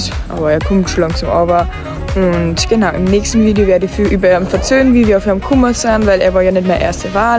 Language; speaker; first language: German; native; German